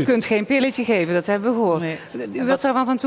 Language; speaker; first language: Dutch; native; Dutch